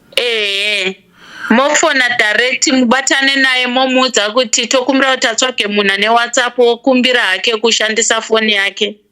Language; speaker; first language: Shona; non-native, local second language; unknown